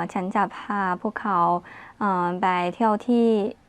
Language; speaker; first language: Thai; non-native, learner; Chinese